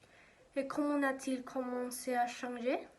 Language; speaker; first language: French; non-native, learner; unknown